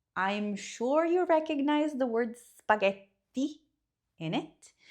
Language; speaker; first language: English; non-native, fluent; Italian